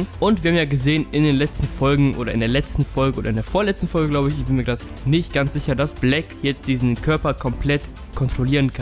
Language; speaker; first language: German; native; German